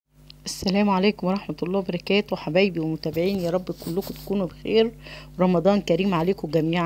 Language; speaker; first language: Arabic; native; Arabic